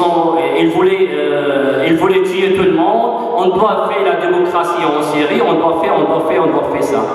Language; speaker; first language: French; non-native, fluent; Arabic